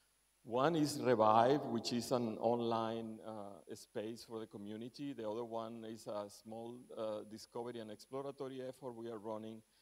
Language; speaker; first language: English; non-native, fluent; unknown